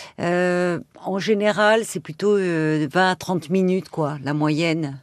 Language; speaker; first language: French; native; French